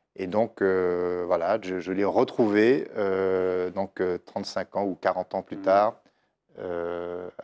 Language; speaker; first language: French; native; French